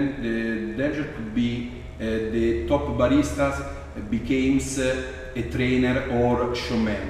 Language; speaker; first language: English; non-native, fluent; Italian